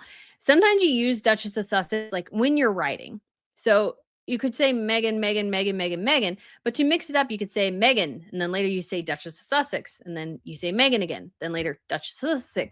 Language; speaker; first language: English; native; English